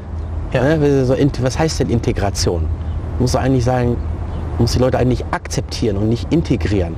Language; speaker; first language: German; early bilingual, other home language; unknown